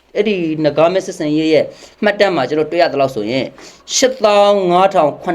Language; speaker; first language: Burmese; native; Burmese